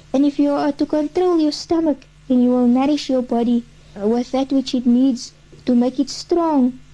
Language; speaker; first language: English; native; English